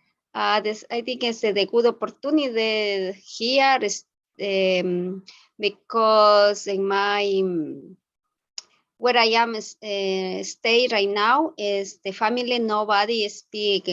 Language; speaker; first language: English; non-native, learner; Spanish